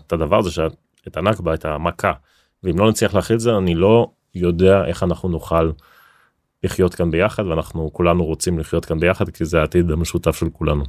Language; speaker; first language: Hebrew; native; Hebrew